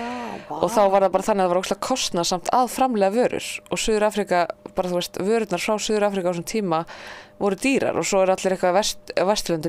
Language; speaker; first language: Icelandic; native; Icelandic